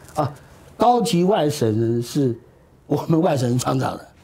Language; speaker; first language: Chinese; native; Chinese